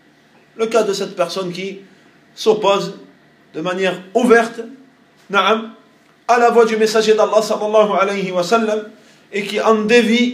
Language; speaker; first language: French; native; French